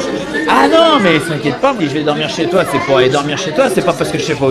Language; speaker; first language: French; native; French